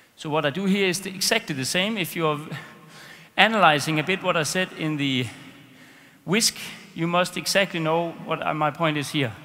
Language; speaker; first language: English; non-native, fluent; Danish